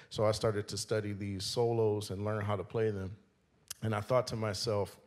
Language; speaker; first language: English; native; English